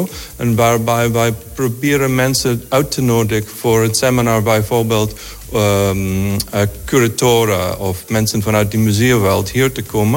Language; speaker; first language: Dutch; non-native, fluent; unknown